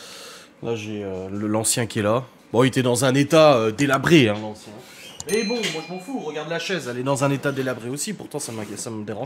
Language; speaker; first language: French; native; French